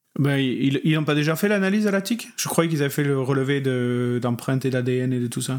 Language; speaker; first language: French; native; French